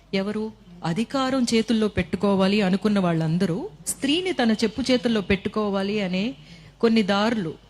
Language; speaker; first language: Telugu; native; Telugu